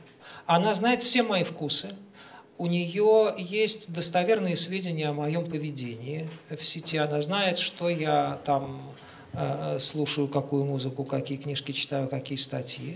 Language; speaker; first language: Russian; native; Russian